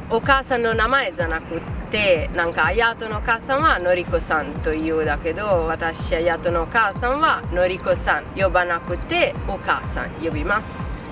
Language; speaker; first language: Japanese; non-native, fluent; Italian